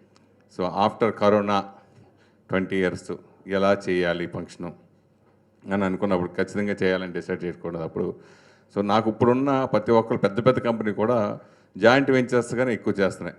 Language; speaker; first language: Telugu; native; Telugu